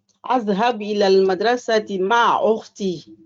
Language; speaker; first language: Arabic; non-native, learner; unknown